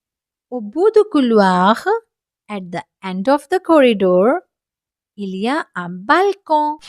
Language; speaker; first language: French; non-native, fluent; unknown